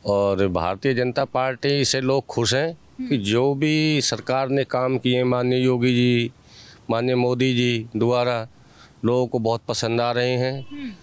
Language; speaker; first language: Hindi; native; Hindi